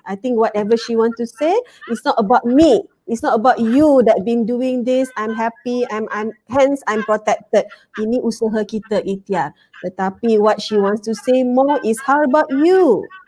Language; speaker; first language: English; non-native, local second language; Malay